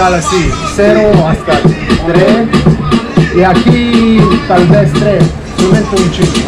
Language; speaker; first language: Spanish; non-native, learner; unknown